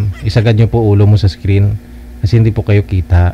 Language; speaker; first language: Filipino; native; Filipino